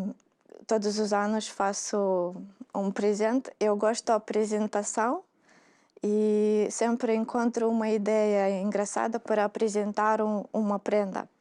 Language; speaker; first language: Portuguese; non-native, fluent; Russian